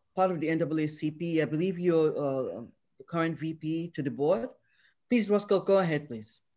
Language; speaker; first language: English; non-native, local second language; Yoruba